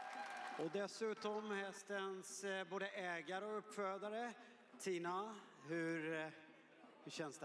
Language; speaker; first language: Swedish; native; Swedish